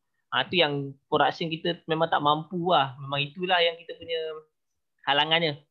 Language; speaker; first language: Malay; native; Malay